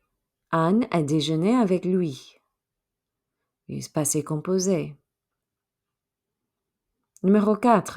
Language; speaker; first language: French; non-native, fluent; English